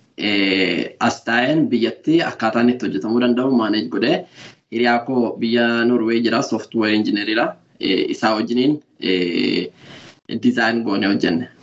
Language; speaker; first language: Oromo; early bilingual, other home language; Norwegian